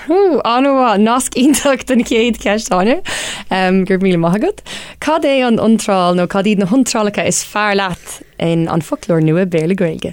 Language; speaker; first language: Irish; non-native, local second language; English